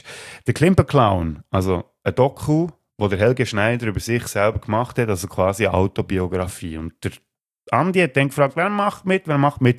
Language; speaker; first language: German; native; German